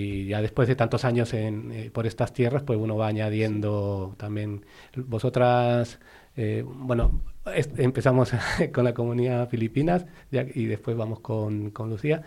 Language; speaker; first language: Spanish; native; Spanish